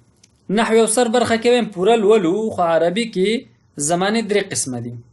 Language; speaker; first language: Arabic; non-native, fluent; Pashto